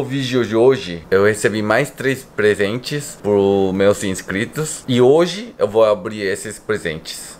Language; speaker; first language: Portuguese; non-native, fluent; Korean